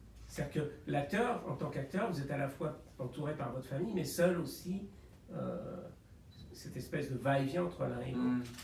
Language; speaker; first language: French; native; French